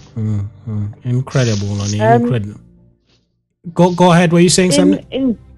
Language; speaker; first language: English; non-native, local second language; Zulu